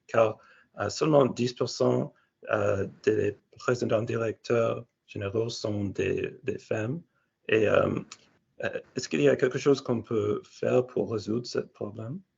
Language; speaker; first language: French; non-native, fluent; English